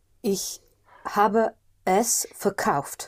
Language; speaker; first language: German; non-native, learner; English